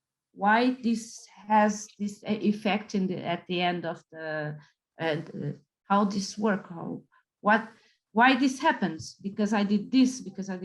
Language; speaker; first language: English; non-native, fluent; Portuguese